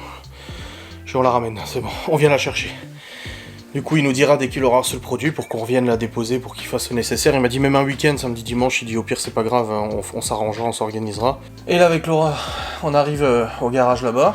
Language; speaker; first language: French; native; French